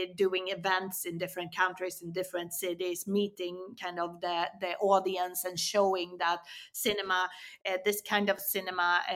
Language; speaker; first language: English; non-native, fluent; Swedish